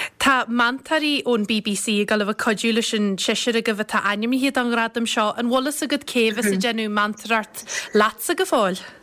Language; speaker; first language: Irish; native; Irish